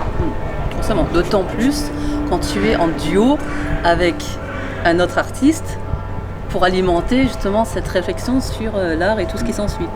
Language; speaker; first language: French; native; French